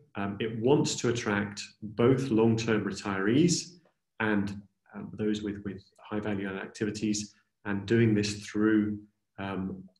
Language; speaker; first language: English; native; English